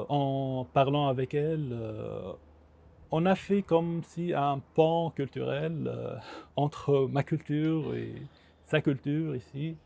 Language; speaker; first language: French; non-native, local second language; Arabic